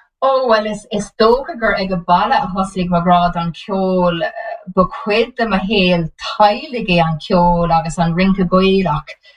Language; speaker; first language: Irish; non-native, local second language; English